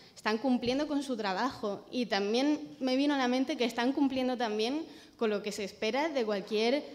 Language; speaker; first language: Spanish; native; Spanish